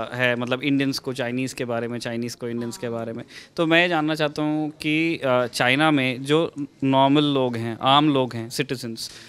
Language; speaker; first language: Hindi; native; Hindi